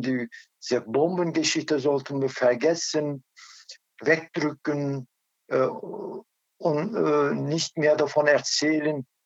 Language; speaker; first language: German; non-native, learner; Turkish